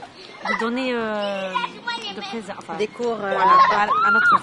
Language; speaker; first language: French; non-native, local second language; Arabic